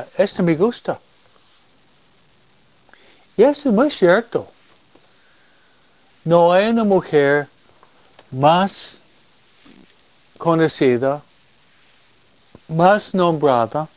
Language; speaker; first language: Spanish; non-native, fluent; English